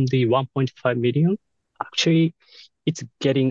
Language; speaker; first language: English; non-native, fluent; Japanese